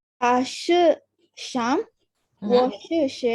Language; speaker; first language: Chinese; non-native, learner; Malay